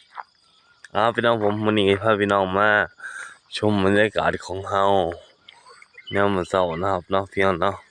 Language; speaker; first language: Thai; non-native, local second language; Northeastern Thai